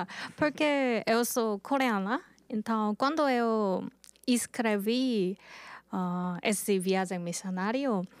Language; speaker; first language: Portuguese; non-native, learner; Korean